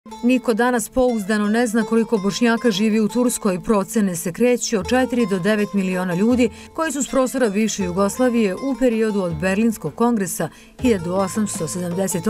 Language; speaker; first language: Serbian; native; Serbian